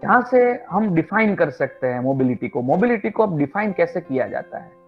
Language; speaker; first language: Hindi; non-native, local second language; Gujarati